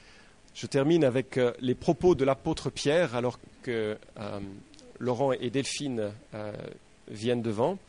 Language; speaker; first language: French; native; French